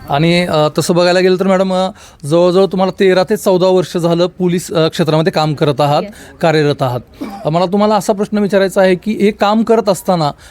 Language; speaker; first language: Marathi; native; Marathi